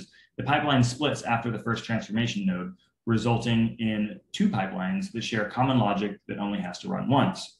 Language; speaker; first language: English; native; English